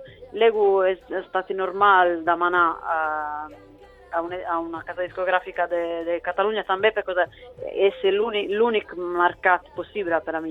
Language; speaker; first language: Catalan; non-native, local second language; Italian